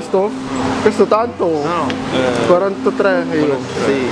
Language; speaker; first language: Italian; non-native, learner; Filipino